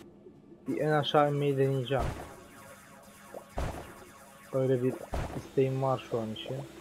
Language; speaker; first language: Turkish; native; Turkish